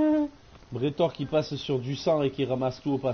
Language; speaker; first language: French; native; French